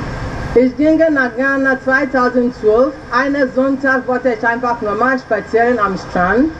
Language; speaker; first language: German; non-native, fluent; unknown